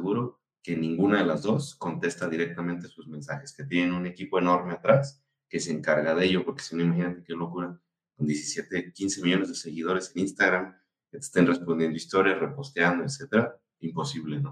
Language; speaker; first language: Spanish; native; Spanish